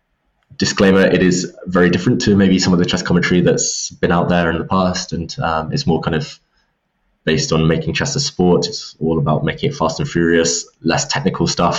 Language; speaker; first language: English; native; English